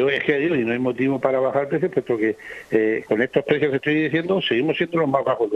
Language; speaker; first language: Spanish; native; Spanish